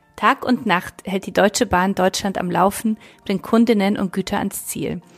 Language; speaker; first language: German; non-native, fluent; Polish